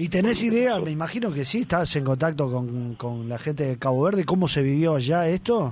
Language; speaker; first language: Spanish; native; Spanish